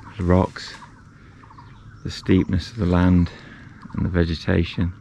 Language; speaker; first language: English; native; English